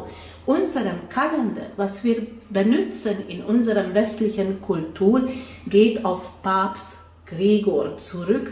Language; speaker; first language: German; non-native, fluent; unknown